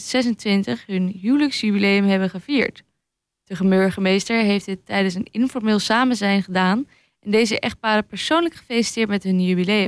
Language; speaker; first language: Dutch; native; Dutch